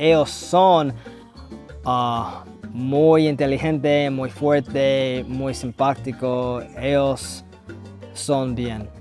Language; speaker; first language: Spanish; non-native, learner; English